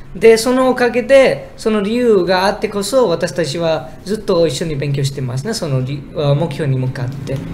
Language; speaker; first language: Japanese; non-native, fluent; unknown